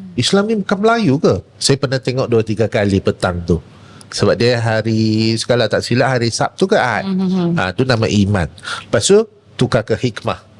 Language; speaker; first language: Malay; non-native, local second language; Chinese